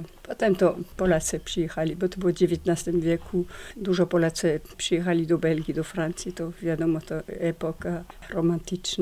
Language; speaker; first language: Polish; non-native, learner; French